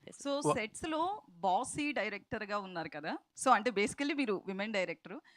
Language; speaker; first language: Telugu; native; Telugu